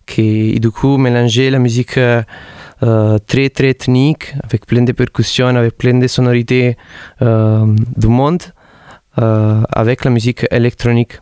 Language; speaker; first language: French; non-native, fluent; Italian